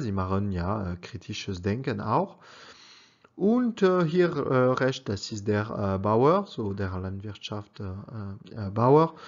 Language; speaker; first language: German; non-native, learner; French